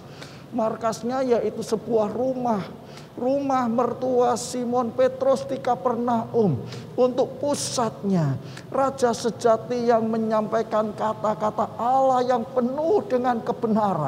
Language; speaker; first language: Indonesian; native; Indonesian